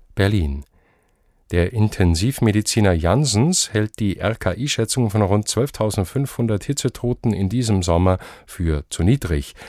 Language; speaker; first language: German; native; German